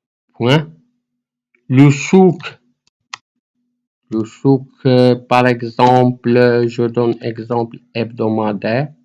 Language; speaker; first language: French; non-native, fluent; Arabic